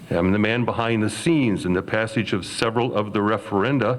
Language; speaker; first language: English; native; English